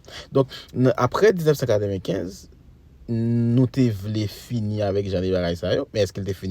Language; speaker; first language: French; non-native, local second language; Haitian Creole